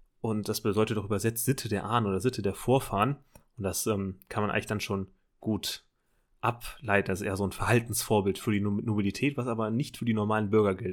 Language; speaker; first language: German; native; German